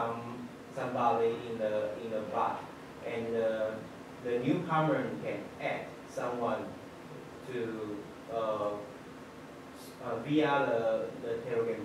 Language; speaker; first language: English; non-native, fluent; Chinese